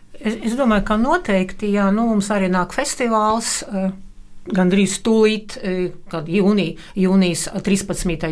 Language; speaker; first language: Latvian; non-native, local second language; Russian